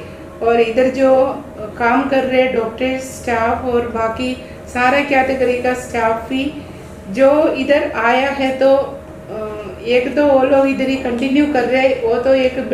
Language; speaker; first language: Hindi; non-native, local second language; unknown